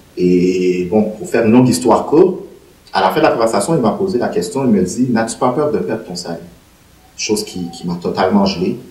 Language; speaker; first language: French; native; French